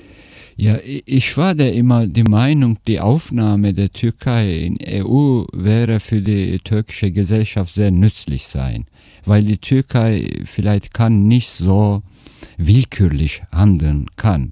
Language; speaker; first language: German; non-native, fluent; Turkish